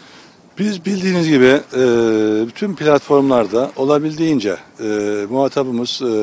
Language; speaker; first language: Turkish; native; Turkish